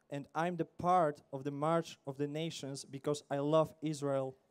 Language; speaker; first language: English; non-native, learner; Polish